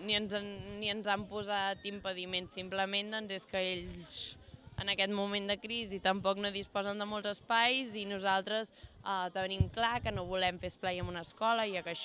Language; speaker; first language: Catalan; native; Catalan